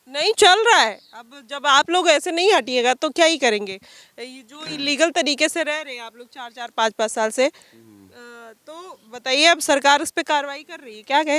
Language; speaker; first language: Hindi; native; Hindi